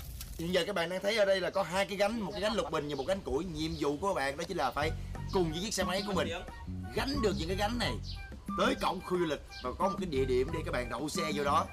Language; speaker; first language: Vietnamese; native; Vietnamese